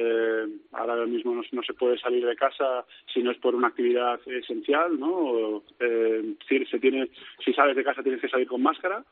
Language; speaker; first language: Spanish; native; Spanish